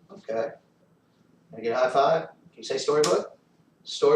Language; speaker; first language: English; native; English